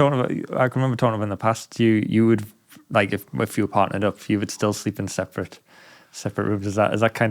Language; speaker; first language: English; native; English